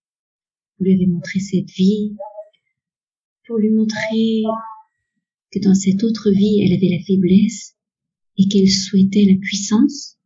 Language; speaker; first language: French; native; French